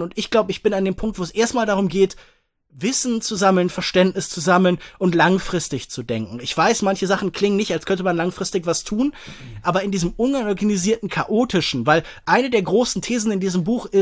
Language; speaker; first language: German; native; German